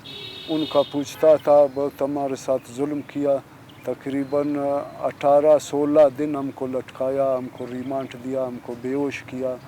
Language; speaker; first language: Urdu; non-native, local second language; Baluchi